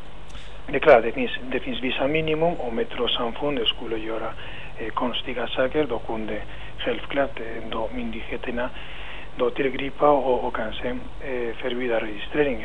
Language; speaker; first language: Swedish; non-native, fluent; Spanish